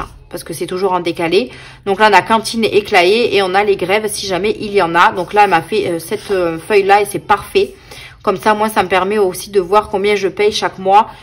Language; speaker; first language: French; native; French